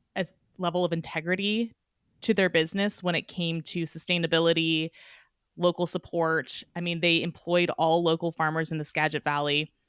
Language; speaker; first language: English; native; English